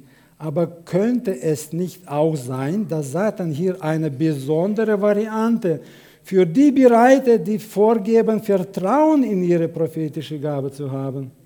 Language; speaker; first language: German; non-native, fluent; Russian